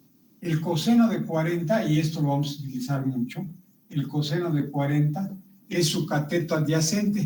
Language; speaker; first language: Spanish; native; Spanish